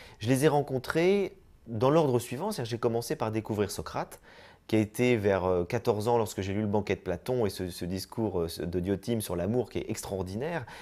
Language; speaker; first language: French; native; French